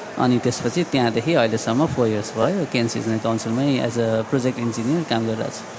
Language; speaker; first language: Nepali; native; Nepali